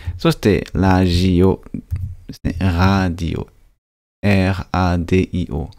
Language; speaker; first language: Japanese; non-native, fluent; French